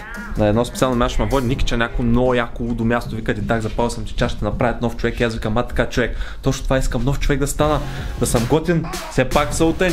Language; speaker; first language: Bulgarian; native; Bulgarian